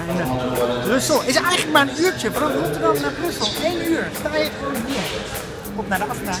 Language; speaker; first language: Dutch; native; Dutch